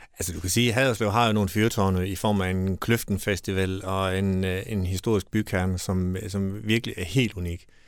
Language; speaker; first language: Danish; native; Danish